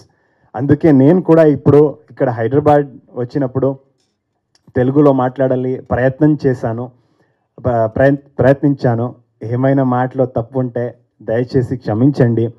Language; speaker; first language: Telugu; non-native, fluent; Kannada